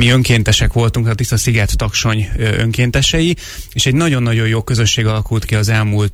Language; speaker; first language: Hungarian; native; Hungarian